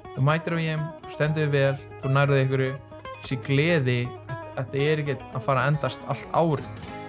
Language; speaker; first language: Icelandic; early bilingual, other home language; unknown